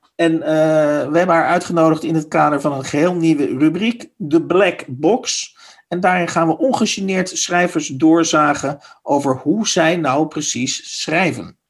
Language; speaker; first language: Dutch; native; Dutch